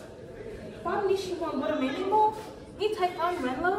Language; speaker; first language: Chinese; non-native, learner; English